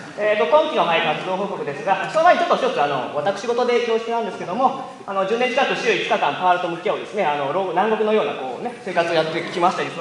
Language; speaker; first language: Japanese; native; Japanese